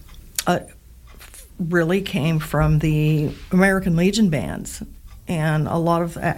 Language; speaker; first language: English; native; English